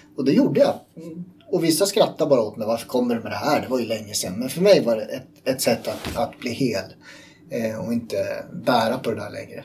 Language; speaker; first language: Swedish; native; Swedish